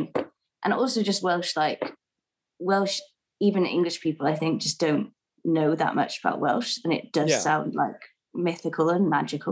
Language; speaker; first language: English; native; English